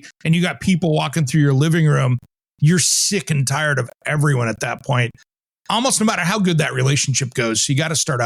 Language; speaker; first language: English; native; English